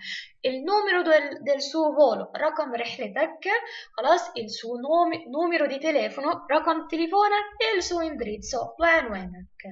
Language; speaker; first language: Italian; non-native, fluent; Arabic